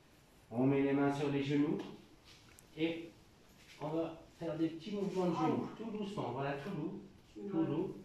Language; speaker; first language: French; native; French